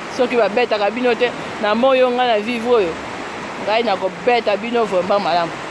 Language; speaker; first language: Lingala; native; Lingala